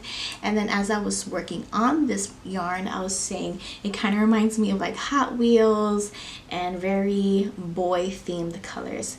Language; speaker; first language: English; native; English